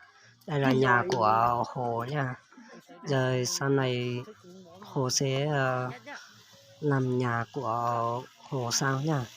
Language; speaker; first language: Vietnamese; non-native, local second language; Hmong